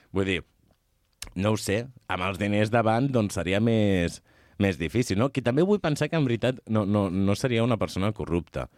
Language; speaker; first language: Catalan; native; Catalan